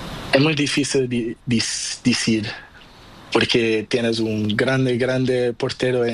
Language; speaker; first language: Spanish; non-native, learner; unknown